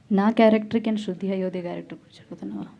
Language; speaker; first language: Telugu; non-native, learner; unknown